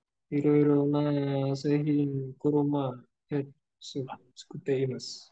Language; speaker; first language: Japanese; non-native, learner; Javanese